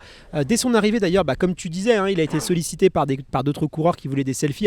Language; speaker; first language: French; native; French